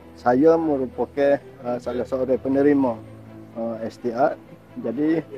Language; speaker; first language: Malay; native; Malay